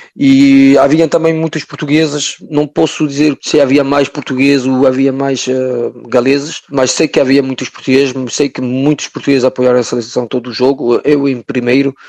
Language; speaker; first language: Portuguese; early bilingual, heritage; French